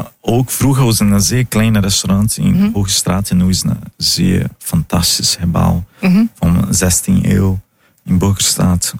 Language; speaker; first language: Dutch; non-native, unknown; Portuguese